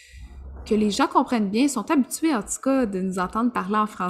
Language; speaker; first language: French; native; French